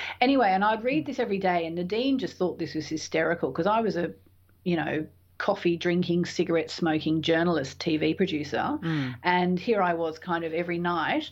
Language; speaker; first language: English; native; English